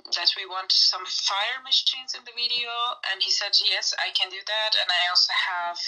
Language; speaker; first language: English; non-native, fluent; Turkish